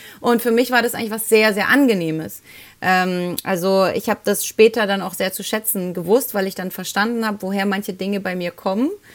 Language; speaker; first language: German; early bilingual, other home language; Spanish